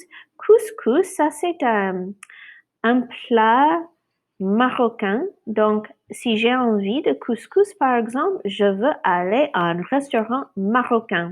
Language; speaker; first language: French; non-native, fluent; English